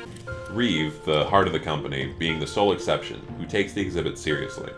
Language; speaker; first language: English; native; English